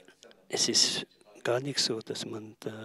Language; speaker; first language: German; non-native, learner; Tibetan